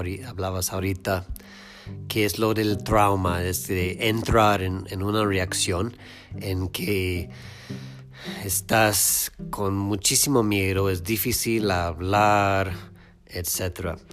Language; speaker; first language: Spanish; non-native, fluent; English